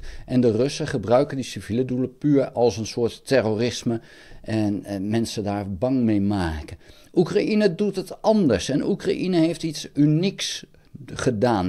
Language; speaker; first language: Dutch; native; Dutch